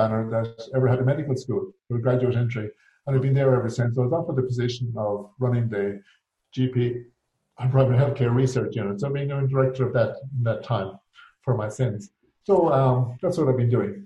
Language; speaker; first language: English; native; English